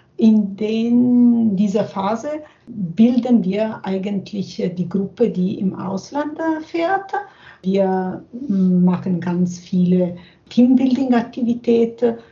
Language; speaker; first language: German; non-native, fluent; Italian